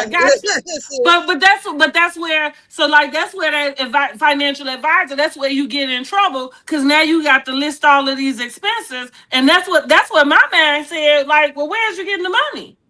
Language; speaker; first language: English; native; English